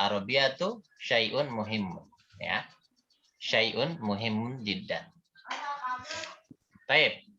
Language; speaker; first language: Arabic; non-native, fluent; Indonesian